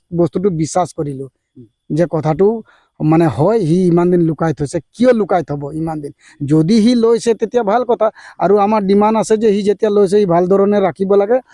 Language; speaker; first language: Assamese; non-native, local second language; Sadri